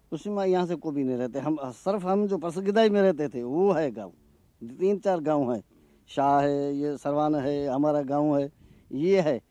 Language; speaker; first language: Urdu; non-native, local second language; Sindhi